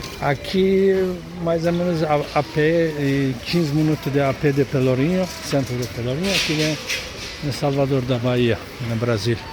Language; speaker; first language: Portuguese; non-native, learner; Turkish